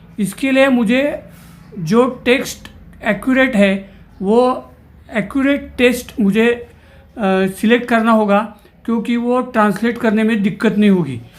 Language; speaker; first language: Hindi; non-native, local second language; Marathi